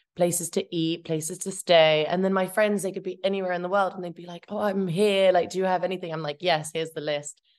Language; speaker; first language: English; early bilingual, other home language; Albanian